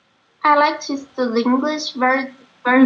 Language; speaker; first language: English; non-native, learner; Portuguese